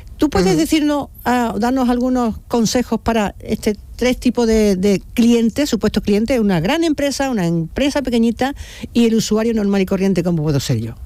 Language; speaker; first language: Spanish; native; Spanish